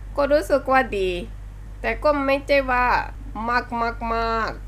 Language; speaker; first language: Thai; non-native, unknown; Japanese